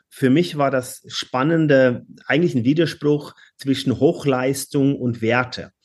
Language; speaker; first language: German; non-native, fluent; Norwegian